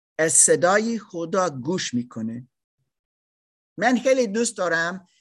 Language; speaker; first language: Persian; non-native, learner; German